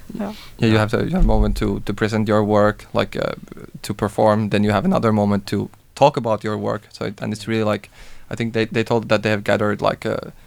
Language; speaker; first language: English; non-native, fluent; Finnish